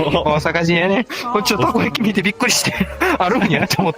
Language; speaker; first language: Japanese; native; Japanese